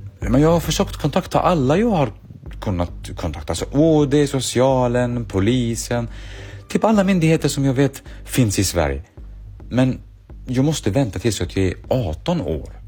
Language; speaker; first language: Swedish; early bilingual, other home language; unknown